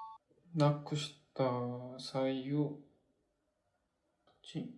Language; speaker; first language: Japanese; non-native, learner; Korean